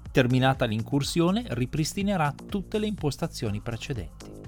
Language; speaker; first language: Italian; native; Italian